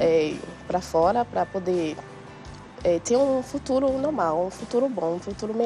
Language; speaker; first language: Portuguese; non-native, learner; Haitian Creole